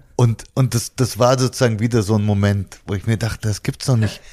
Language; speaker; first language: German; non-native, fluent; Bulgarian